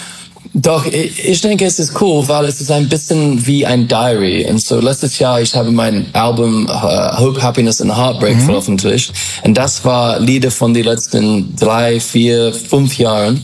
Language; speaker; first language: German; non-native, fluent; English